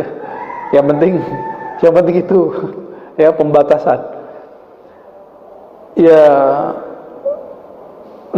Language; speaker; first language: Indonesian; native; Indonesian